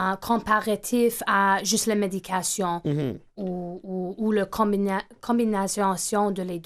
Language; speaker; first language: French; non-native, fluent; English